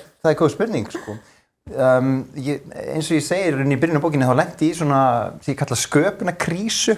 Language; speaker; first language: Icelandic; native; Icelandic